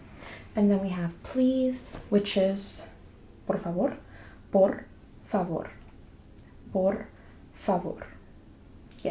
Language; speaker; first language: Spanish; non-native, fluent; English